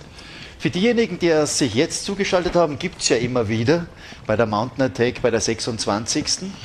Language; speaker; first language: German; native; German